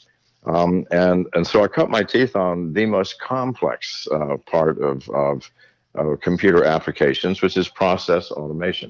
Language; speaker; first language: English; native; English